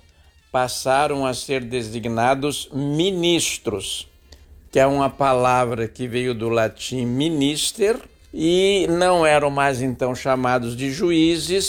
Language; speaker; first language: Portuguese; native; Portuguese